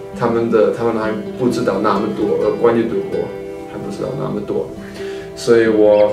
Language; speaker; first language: Chinese; non-native, fluent; German